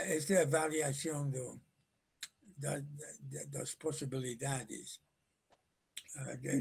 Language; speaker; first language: Portuguese; non-native, fluent; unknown